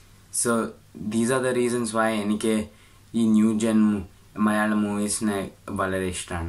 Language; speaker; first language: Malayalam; early bilingual, heritage; Malayalam